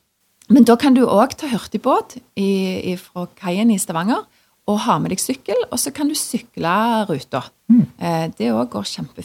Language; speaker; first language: Norwegian; native; Norwegian